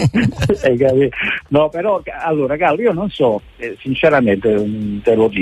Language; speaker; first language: Italian; native; Italian